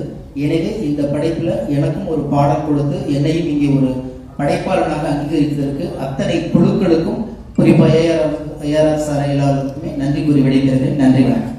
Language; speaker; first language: Tamil; native; Tamil